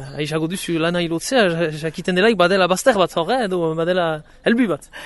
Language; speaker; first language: Basque; native; Basque